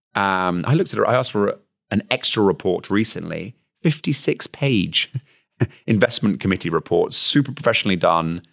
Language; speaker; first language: English; native; English